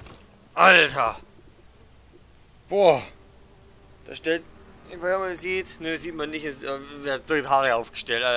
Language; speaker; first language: German; native; German